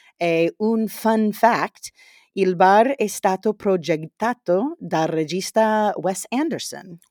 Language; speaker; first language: Italian; non-native, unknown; English